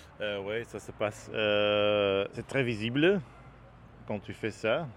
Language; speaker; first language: French; non-native, learner; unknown